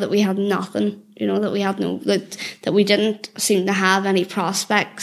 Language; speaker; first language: English; native; English